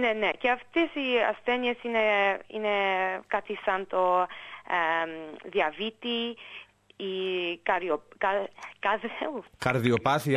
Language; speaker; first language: Greek; early bilingual, heritage; English